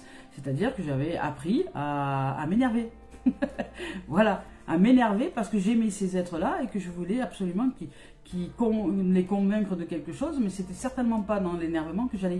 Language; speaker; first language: French; native; French